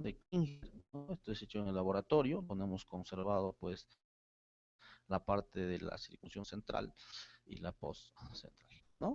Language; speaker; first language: Spanish; native; Spanish